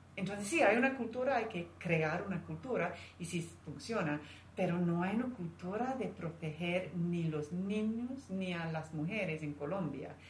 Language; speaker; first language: Spanish; non-native, fluent; English